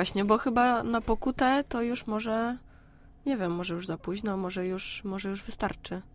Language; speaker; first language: Polish; native; Polish